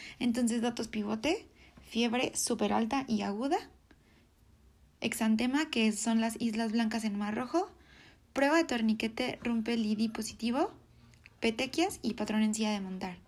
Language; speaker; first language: Spanish; native; Spanish